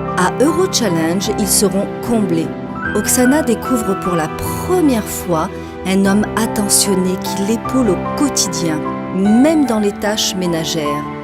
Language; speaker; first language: French; native; French